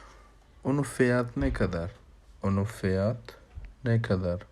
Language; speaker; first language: Turkish; non-native, learner; Urdu